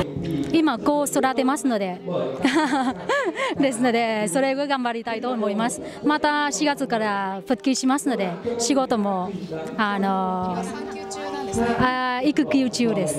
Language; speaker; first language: Japanese; non-native, learner; Vietnamese